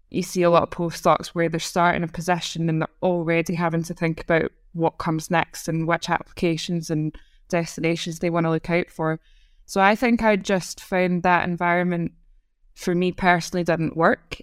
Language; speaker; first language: English; native; English